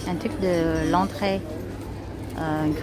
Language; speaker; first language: French; non-native, learner; Vietnamese